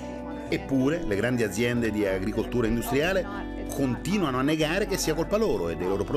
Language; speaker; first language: Italian; native; Italian